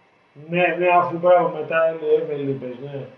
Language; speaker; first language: Greek; native; Greek